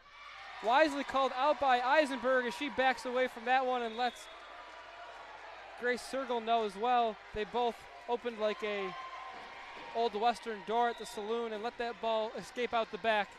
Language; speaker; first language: English; native; English